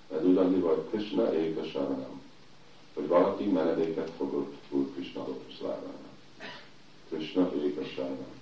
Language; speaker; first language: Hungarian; early bilingual, heritage; Hungarian